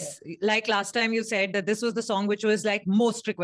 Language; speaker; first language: English; non-native, local second language; Hindi